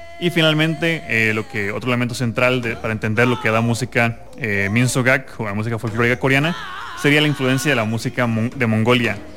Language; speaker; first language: Spanish; native; Spanish